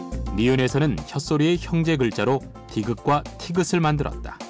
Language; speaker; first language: Korean; native; Korean